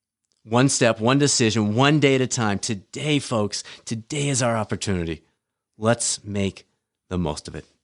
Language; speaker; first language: English; native; English